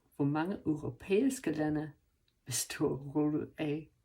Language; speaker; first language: Danish; non-native, learner; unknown